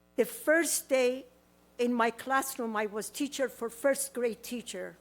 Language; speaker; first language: English; non-native, learner; Persian